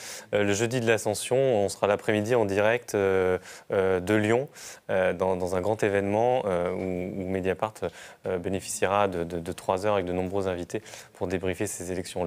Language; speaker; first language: French; native; French